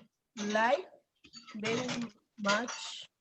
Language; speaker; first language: English; non-native, learner; Spanish